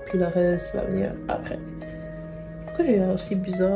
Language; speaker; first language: French; native; French